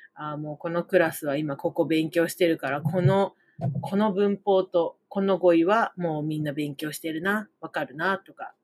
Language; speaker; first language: Japanese; native; Japanese